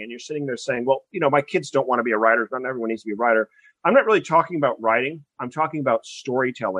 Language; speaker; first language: English; native; English